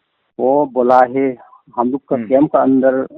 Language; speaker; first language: Hindi; non-native, local second language; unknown